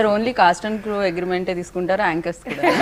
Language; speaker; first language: Telugu; native; Telugu